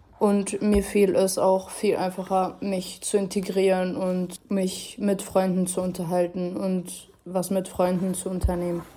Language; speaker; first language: German; early bilingual, other home language; Arabic